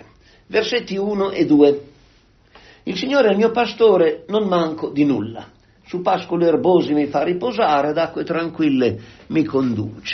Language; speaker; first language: Italian; native; Italian